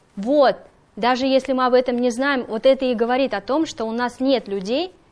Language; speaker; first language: Russian; native; Russian